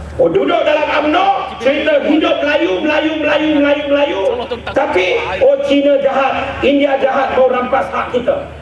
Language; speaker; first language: Malay; native; Malay